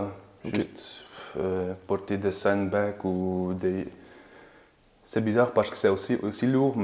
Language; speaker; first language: French; non-native, learner; Dutch